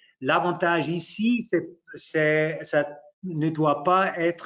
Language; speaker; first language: French; non-native, local second language; German